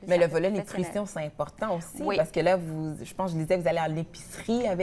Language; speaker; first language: French; native; French